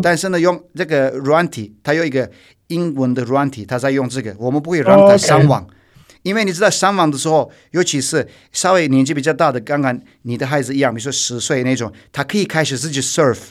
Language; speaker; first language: Chinese; non-native, fluent; Turkish